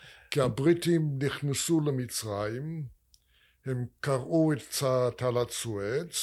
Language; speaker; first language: Hebrew; non-native, fluent; English